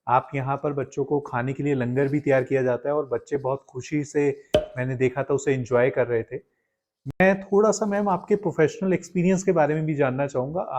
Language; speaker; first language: Hindi; non-native, local second language; Punjabi